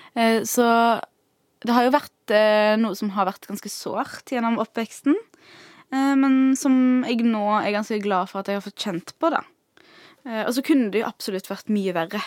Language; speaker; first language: Norwegian; early bilingual, other home language; Arabic